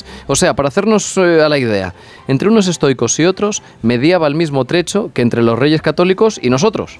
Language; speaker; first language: Spanish; native; Spanish